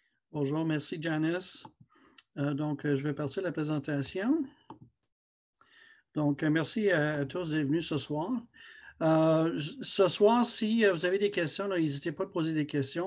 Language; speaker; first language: French; native; French